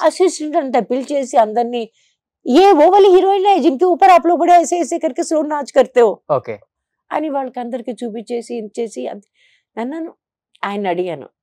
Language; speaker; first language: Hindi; non-native, local second language; Telugu